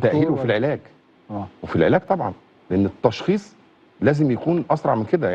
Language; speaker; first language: Arabic; native; Arabic